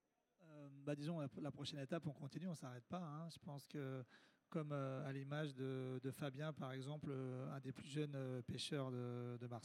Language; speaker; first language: French; native; French